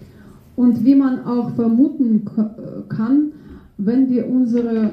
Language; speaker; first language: German; non-native, fluent; Russian